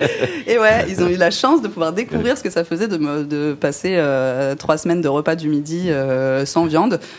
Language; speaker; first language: French; native; French